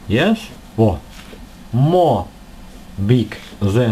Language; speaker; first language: English; non-native, learner; Russian